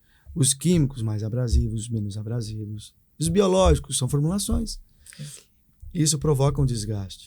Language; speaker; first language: Portuguese; native; Portuguese